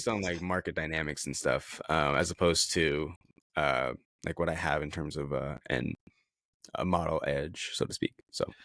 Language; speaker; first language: English; native; English